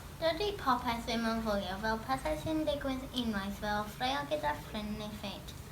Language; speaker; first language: Welsh; non-native, local second language; English